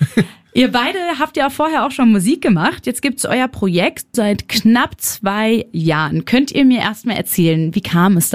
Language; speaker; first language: German; native; German